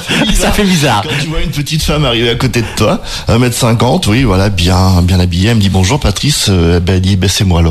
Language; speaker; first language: French; native; French